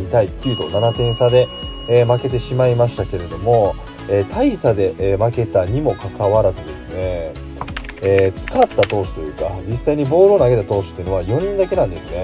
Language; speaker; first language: Japanese; native; Japanese